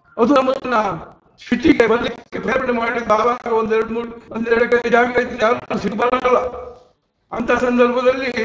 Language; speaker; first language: Kannada; non-native, local second language; Tulu